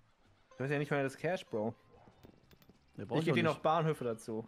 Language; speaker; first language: German; native; German